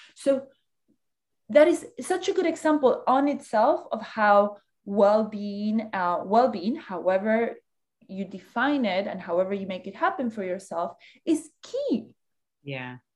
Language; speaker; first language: English; early bilingual, other home language; Spanish